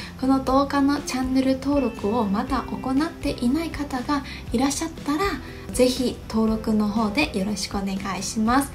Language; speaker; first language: Japanese; non-native, fluent; Chinese